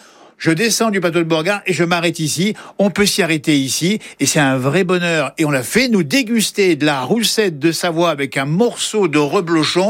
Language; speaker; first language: French; native; French